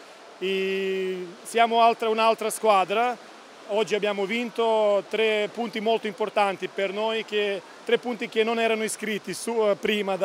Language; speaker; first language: Italian; non-native, learner; Serbian